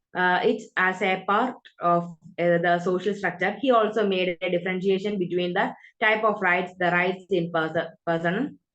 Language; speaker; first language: English; non-native, local second language; Malayalam